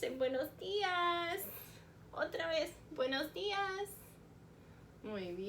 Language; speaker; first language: Spanish; non-native, fluent; English